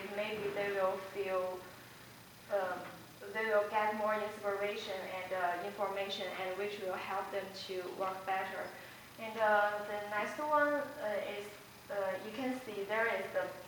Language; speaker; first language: English; non-native, fluent; Chinese